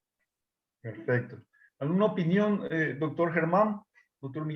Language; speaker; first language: Spanish; native; Spanish